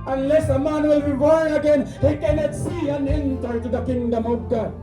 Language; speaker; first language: English; non-native, local second language; Filipino